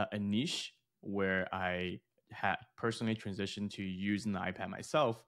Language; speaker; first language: English; early bilingual, other home language; Chinese